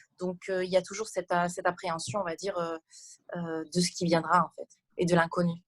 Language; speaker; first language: French; non-native, local second language; Arabic